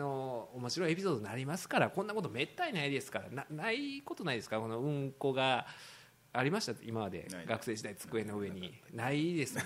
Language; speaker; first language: Japanese; native; Japanese